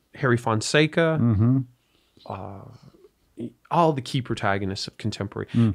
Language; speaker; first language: English; native; English